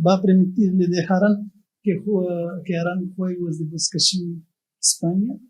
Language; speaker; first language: Spanish; non-native, fluent; Pashto